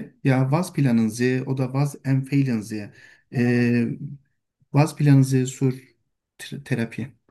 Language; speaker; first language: German; non-native, learner; Turkish